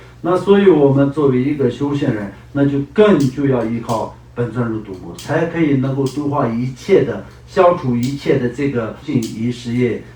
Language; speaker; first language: Chinese; non-native, local second language; Tibetan